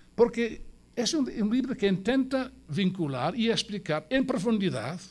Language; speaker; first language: Spanish; non-native, fluent; English